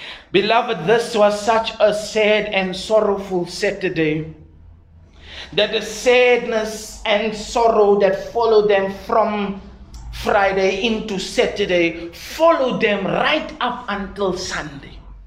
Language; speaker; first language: English; non-native, local second language; Afrikaans